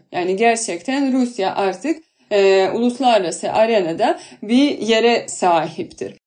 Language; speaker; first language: Turkish; non-native, fluent; Russian